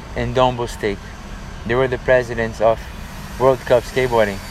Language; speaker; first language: English; non-native, fluent; Portuguese